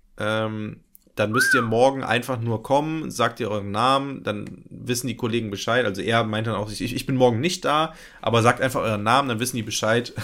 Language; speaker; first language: German; native; German